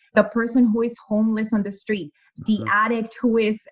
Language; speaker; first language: English; non-native, fluent; Spanish